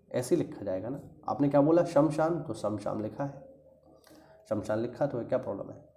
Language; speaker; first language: Hindi; native; Hindi